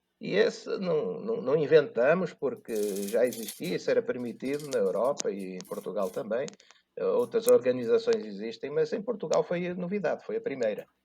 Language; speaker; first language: Portuguese; native; Portuguese